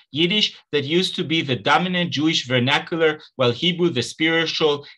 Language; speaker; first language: English; non-native, fluent; Hebrew